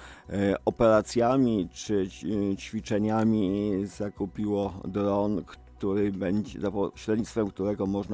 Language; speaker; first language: Polish; native; Polish